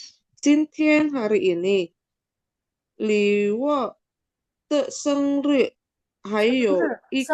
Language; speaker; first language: Chinese; non-native, learner; Indonesian